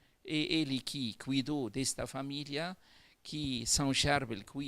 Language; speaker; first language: Portuguese; non-native, fluent; Arabic